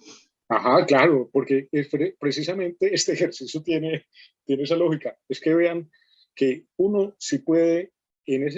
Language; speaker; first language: Spanish; native; Spanish